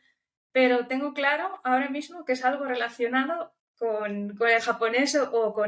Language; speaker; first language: Spanish; early bilingual, other home language; Romanian